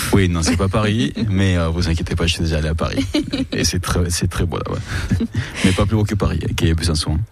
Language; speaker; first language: French; non-native, fluent; Spanish